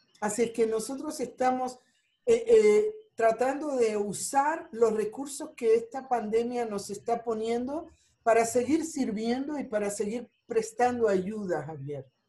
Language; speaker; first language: Spanish; native; Spanish